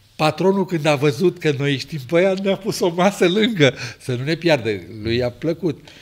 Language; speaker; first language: Romanian; native; Romanian